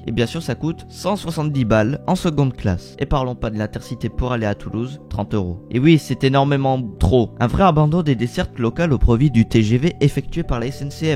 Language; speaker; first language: French; native; French